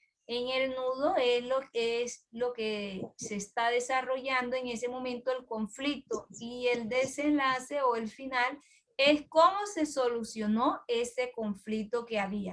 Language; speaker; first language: Spanish; native; Spanish